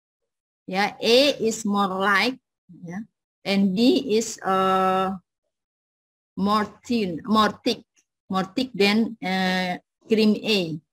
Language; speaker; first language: English; non-native, learner; Indonesian